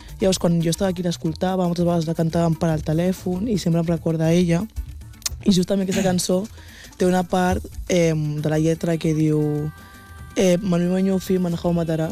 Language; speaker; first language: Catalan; early bilingual, other home language; Wolof